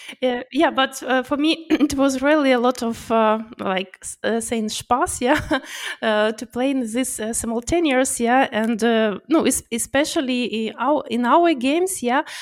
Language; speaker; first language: English; non-native, learner; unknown